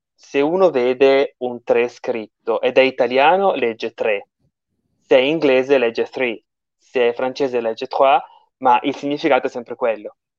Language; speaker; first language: Italian; native; Italian